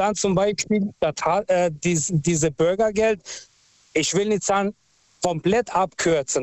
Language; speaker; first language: German; non-native, fluent; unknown